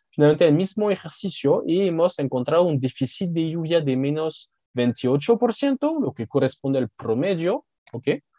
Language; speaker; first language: Spanish; non-native, fluent; French